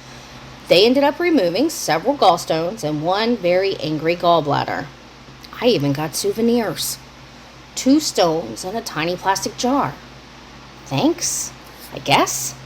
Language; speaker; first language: English; native; English